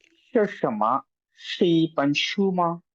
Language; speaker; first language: Chinese; non-native, learner; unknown